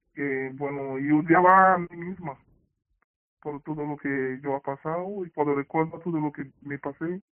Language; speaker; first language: Spanish; non-native, fluent; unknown